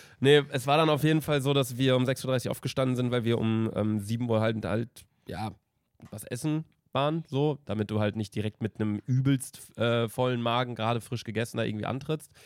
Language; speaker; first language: German; native; German